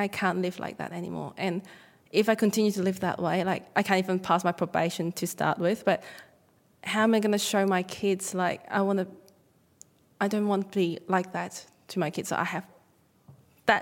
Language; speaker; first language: English; non-native, local second language; Cantonese